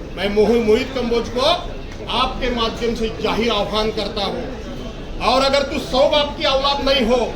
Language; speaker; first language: Hindi; non-native, local second language; Marathi